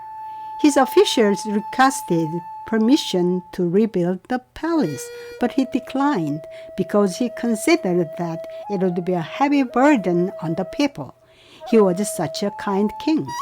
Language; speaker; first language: English; non-native, fluent; Korean